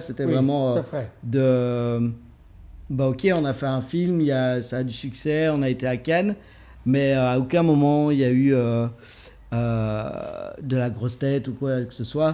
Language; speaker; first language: French; native; French